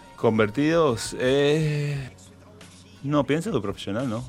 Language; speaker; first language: Spanish; early bilingual, heritage; Spanish